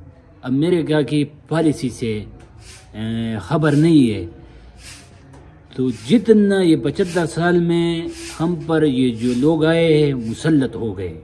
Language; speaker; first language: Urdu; non-native, local second language; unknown